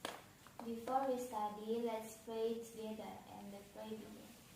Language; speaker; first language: English; non-native, learner; Indonesian